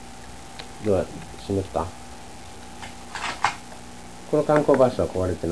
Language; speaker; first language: Japanese; native; Japanese